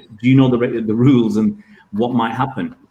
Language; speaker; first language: English; native; English